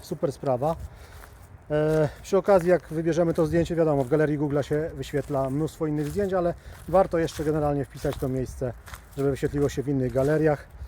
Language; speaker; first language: Polish; native; Polish